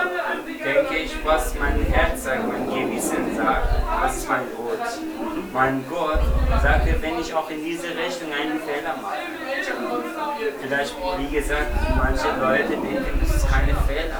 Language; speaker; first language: German; non-native, learner; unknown